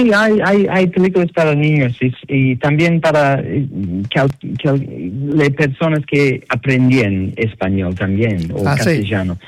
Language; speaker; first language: Spanish; non-native, learner; English